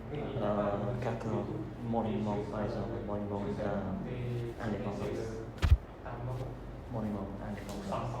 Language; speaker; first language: French; non-native, learner; Khmer